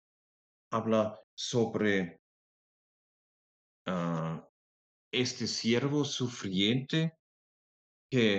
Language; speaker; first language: Spanish; non-native, fluent; German